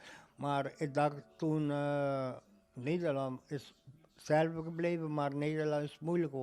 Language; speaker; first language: Dutch; non-native, local second language; Papiamento